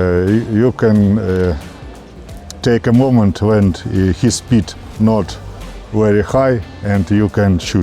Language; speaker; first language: English; non-native, learner; Ukrainian